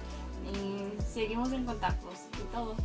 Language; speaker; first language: Spanish; non-native, fluent; Korean